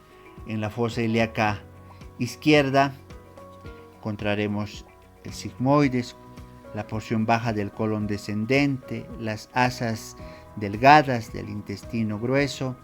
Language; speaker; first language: Spanish; native; Spanish